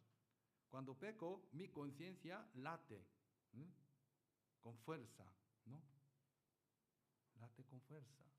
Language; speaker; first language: Spanish; non-native, learner; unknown